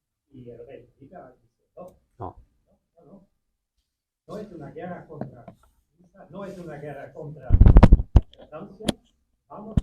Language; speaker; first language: Spanish; non-native, fluent; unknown